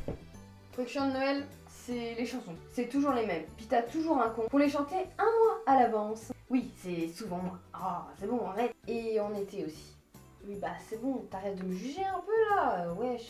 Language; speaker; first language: French; native; French